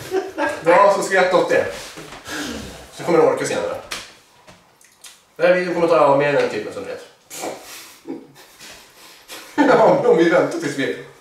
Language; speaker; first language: Swedish; native; Swedish